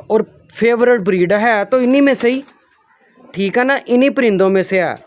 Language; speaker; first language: Urdu; non-native, local second language; Punjabi